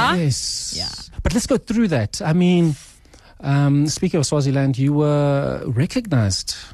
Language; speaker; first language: English; non-native, local second language; Swati